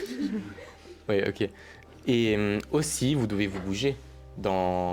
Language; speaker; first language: French; non-native, learner; Italian